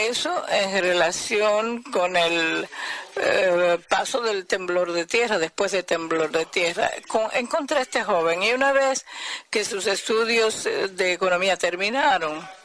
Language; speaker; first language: Spanish; non-native, fluent; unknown